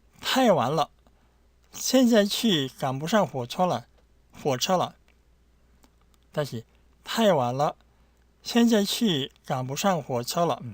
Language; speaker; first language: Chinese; non-native, fluent; Korean